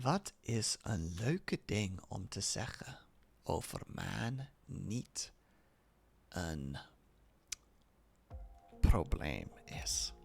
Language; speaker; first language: Dutch; non-native, learner; English